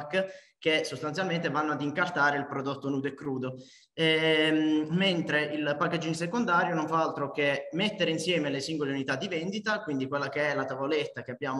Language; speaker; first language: Italian; native; Italian